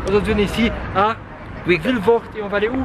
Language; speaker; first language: French; non-native, local second language; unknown